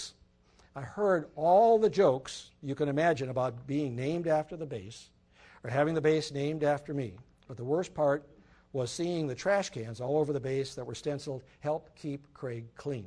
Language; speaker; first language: English; native; English